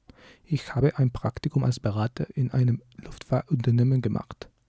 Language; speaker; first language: German; non-native, learner; Spanish